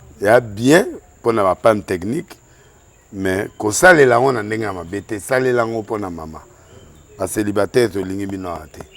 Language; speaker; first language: Lingala; native; Lingala